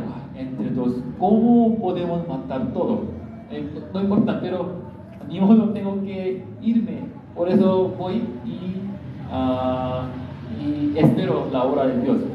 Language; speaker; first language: Spanish; non-native, learner; Korean